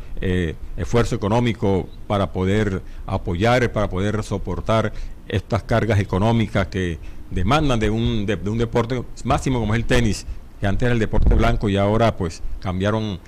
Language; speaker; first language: Spanish; native; Spanish